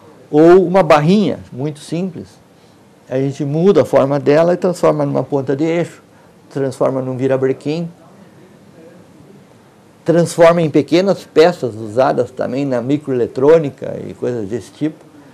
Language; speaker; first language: Portuguese; native; Portuguese